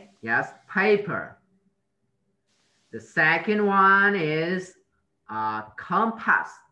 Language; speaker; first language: English; non-native, learner; Vietnamese